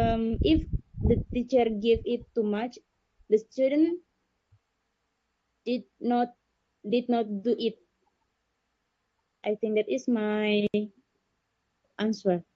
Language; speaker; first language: English; non-native, learner; Indonesian